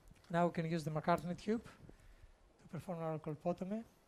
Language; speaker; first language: English; non-native, fluent; Greek